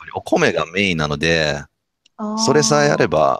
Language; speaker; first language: Japanese; non-native, fluent; English